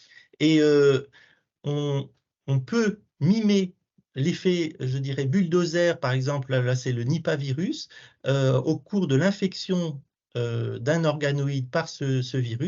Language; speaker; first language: French; native; French